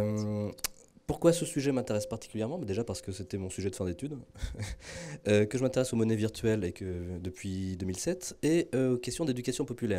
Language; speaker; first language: French; native; French